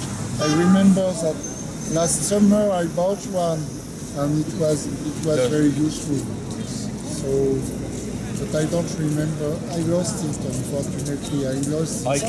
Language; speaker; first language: English; non-native, fluent; French